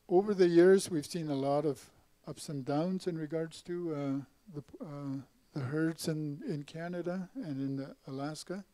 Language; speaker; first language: English; native; English